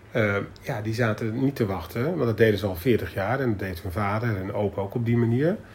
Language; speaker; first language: Dutch; native; Dutch